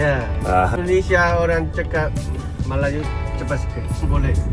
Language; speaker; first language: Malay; non-native, learner; Burmese